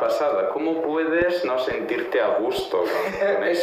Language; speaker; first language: Spanish; non-native, fluent; Italian